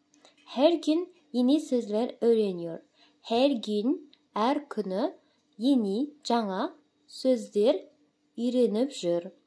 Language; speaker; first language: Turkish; non-native, fluent; Kazakh